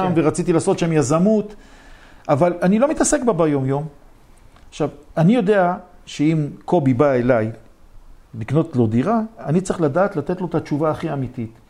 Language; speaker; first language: Hebrew; native; Hebrew